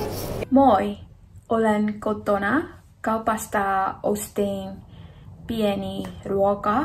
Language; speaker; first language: Finnish; non-native, learner; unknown